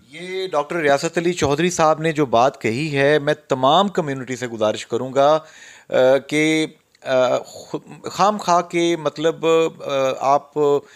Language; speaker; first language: Urdu; non-native, local second language; Pahari-Potwari